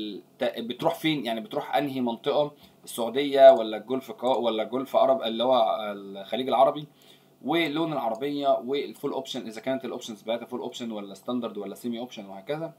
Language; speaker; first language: Arabic; native; Arabic